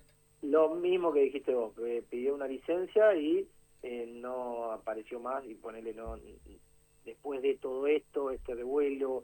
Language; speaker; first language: Spanish; native; Spanish